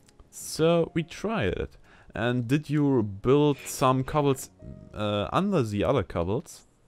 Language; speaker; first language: English; non-native, learner; German